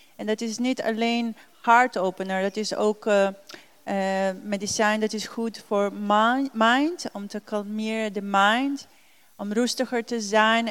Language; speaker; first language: Dutch; non-native, learner; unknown